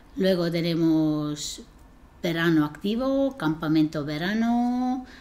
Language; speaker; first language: Spanish; non-native, fluent; Estonian